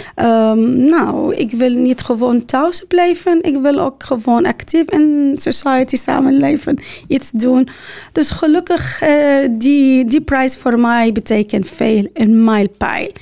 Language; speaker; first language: Dutch; non-native, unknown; Arabic